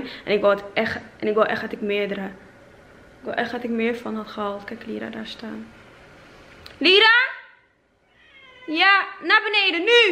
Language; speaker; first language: Dutch; native; Dutch